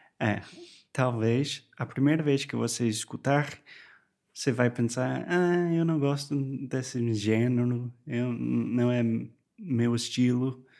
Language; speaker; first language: Portuguese; non-native, fluent; English